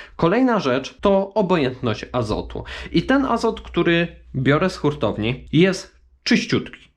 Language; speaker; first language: Polish; native; Polish